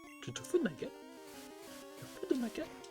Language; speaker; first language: French; native; French